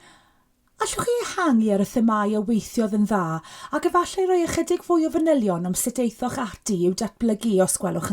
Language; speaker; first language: Welsh; native; Welsh